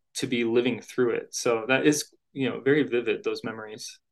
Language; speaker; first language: English; native; English